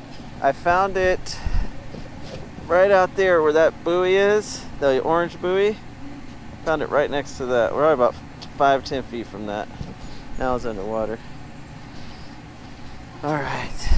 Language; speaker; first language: English; native; English